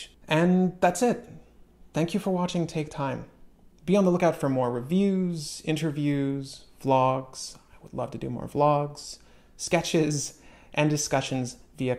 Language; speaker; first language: English; native; English